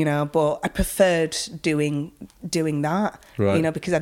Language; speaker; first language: English; native; English